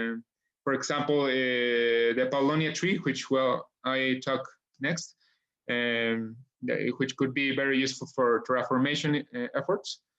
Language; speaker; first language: English; non-native, fluent; Spanish